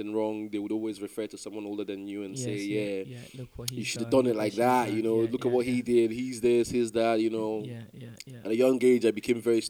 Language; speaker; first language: English; non-native, local second language; Igbo